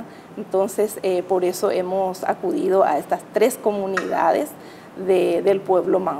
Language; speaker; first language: Spanish; native; Spanish